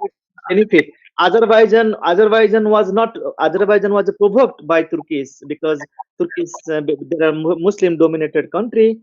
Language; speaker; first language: English; non-native, fluent; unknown